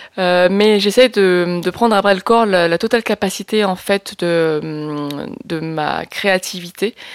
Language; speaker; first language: French; early bilingual, other home language; Lao